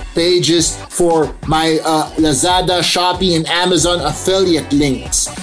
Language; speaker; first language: English; non-native, local second language; Filipino